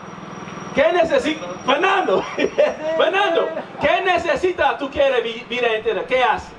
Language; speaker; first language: Spanish; non-native, learner; English